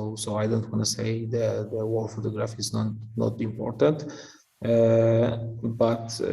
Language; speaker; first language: English; non-native, fluent; Polish